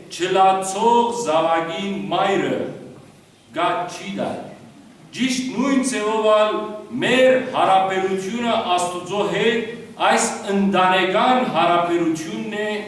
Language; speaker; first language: Armenian; early bilingual, heritage; Armenian